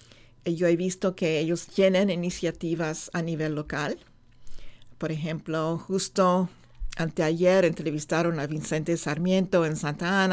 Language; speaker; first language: Spanish; non-native, fluent; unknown